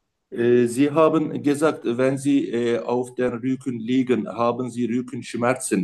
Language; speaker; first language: German; non-native, learner; Turkish